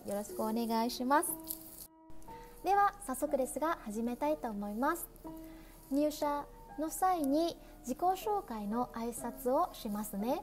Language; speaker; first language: Japanese; non-native, fluent; Vietnamese